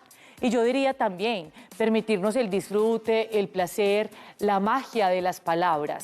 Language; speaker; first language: Spanish; native; Spanish